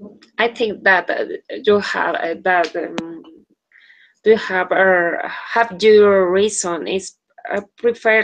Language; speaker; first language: English; non-native, learner; Spanish